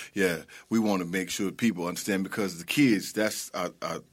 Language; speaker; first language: English; native; English